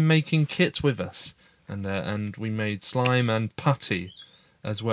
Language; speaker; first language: English; native; English